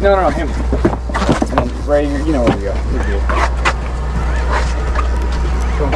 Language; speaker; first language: English; native; English